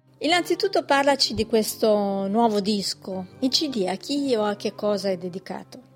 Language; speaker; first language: Italian; native; Italian